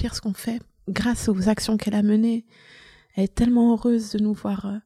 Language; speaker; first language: French; native; French